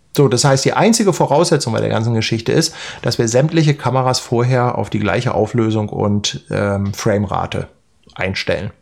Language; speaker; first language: German; native; German